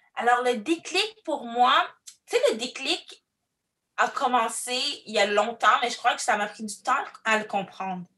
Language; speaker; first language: French; early bilingual, other home language; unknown